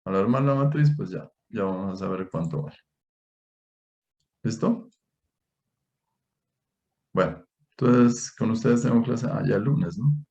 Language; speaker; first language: Spanish; native; Spanish